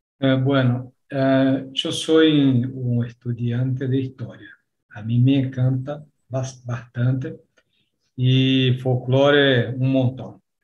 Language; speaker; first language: Spanish; non-native, learner; Portuguese